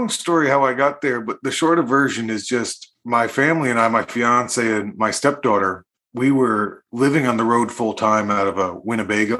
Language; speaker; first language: English; native; English